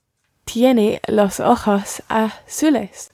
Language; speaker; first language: Spanish; non-native, learner; English